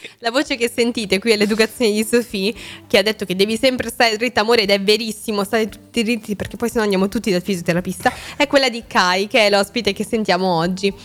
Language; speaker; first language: Italian; native; Italian